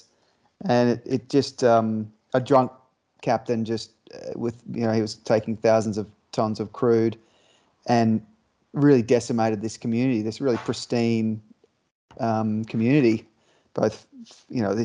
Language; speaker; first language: English; native; English